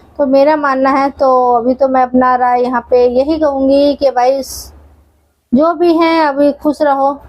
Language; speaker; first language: Hindi; native; Hindi